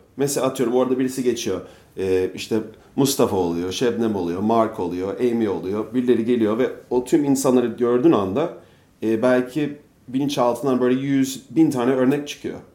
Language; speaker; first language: Turkish; non-native, fluent; English